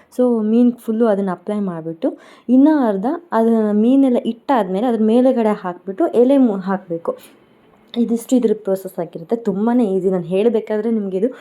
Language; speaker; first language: Kannada; non-native, local second language; Konkani